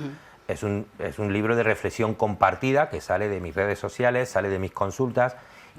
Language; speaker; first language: Spanish; native; Spanish